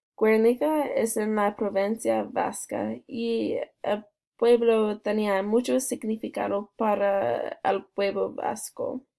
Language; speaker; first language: Spanish; non-native, learner; English